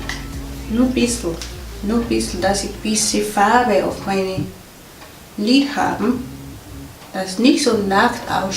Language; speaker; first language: German; non-native, fluent; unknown